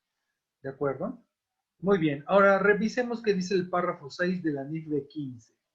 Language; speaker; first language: Spanish; native; Spanish